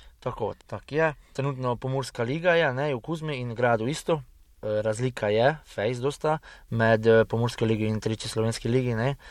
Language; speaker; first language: Slovenian; early bilingual, heritage; Hungarian